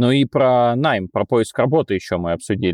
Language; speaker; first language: Russian; native; Russian